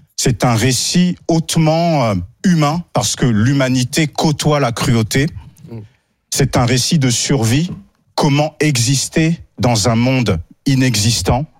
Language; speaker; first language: French; native; French